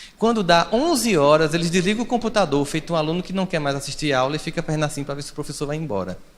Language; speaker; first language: Portuguese; native; Portuguese